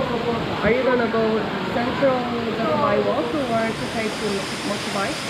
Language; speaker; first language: English; non-native, learner; Korean